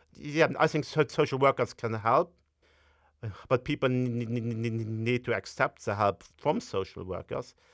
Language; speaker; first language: English; non-native, fluent; Luxembourgish